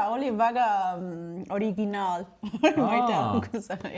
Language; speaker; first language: Estonian; non-native, learner; Spanish